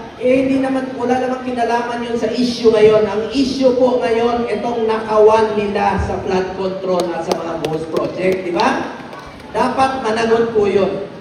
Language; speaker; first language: Filipino; non-native, local second language; Cebuano